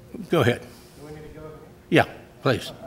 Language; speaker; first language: English; native; English